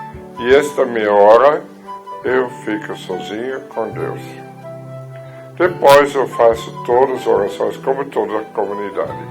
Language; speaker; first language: Portuguese; non-native, fluent; German